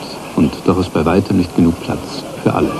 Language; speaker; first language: German; native; German